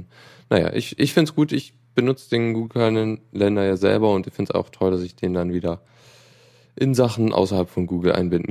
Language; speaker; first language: German; native; German